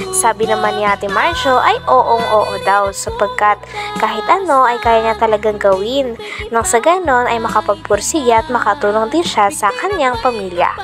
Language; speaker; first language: Filipino; native; Filipino